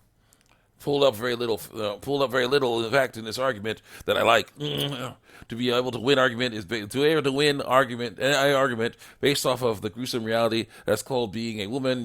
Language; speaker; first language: English; native; English